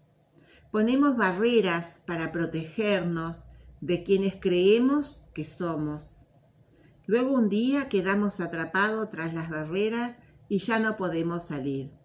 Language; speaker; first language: Spanish; native; Spanish